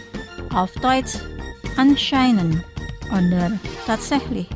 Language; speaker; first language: German; non-native, fluent; Indonesian